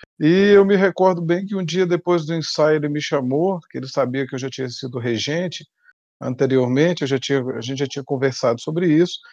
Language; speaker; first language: Portuguese; native; Portuguese